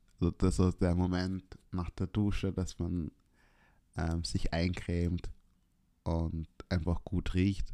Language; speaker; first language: German; early bilingual, other home language; Swahili